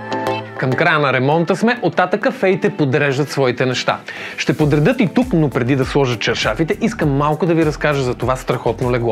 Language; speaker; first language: Bulgarian; native; Bulgarian